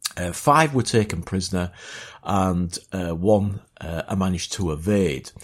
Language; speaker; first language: English; native; English